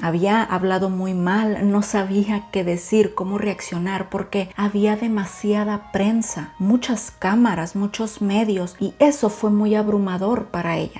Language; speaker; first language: Spanish; native; Spanish